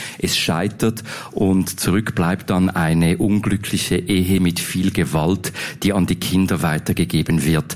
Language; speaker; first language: German; native; German